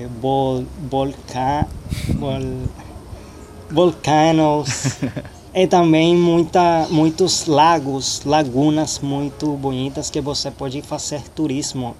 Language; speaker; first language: Portuguese; non-native, learner; Spanish